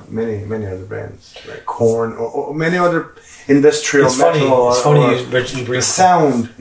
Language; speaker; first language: English; non-native, fluent; Portuguese